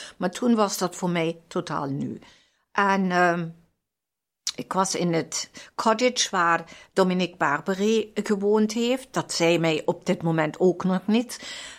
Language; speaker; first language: Dutch; non-native, fluent; German